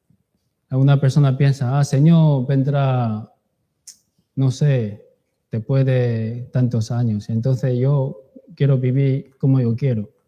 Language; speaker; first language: Spanish; non-native, learner; Chinese